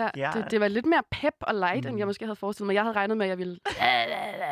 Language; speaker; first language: Danish; native; Danish